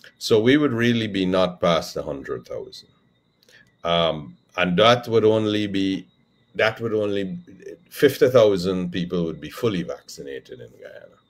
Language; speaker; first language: English; native; English